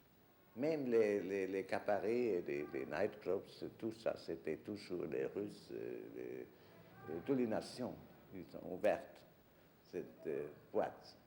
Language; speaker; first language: French; non-native, fluent; German